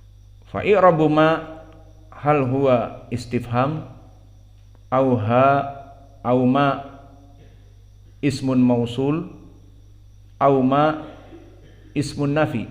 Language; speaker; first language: Arabic; non-native, fluent; Indonesian